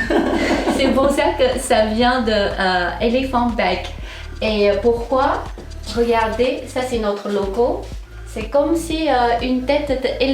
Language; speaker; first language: French; non-native, fluent; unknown